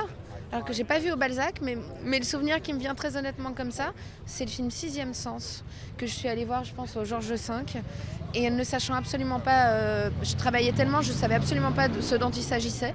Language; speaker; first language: French; native; French